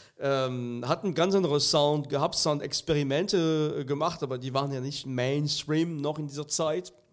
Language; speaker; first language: German; non-native, fluent; French